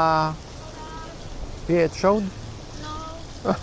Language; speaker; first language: French; native; French